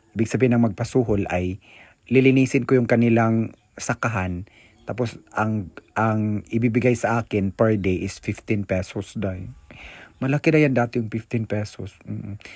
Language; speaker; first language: Filipino; non-native, local second language; Cebuano